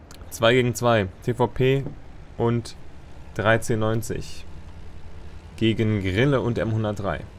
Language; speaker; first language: German; native; German